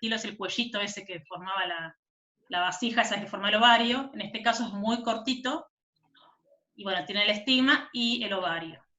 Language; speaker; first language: Spanish; native; Spanish